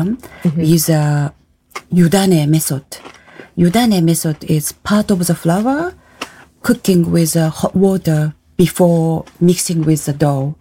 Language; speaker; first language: English; non-native, fluent; Japanese